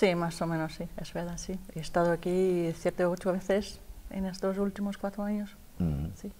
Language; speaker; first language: Spanish; non-native, learner; Danish